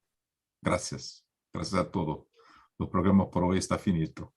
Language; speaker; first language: Spanish; non-native, learner; Portuguese